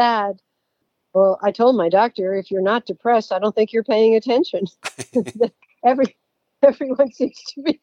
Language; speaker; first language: English; native; English